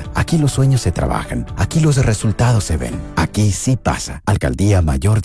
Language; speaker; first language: Spanish; native; Spanish